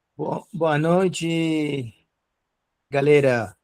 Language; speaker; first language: Portuguese; non-native, learner; Spanish